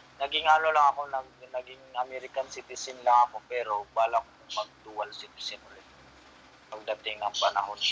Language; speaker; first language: Filipino; non-native, local second language; Cebuano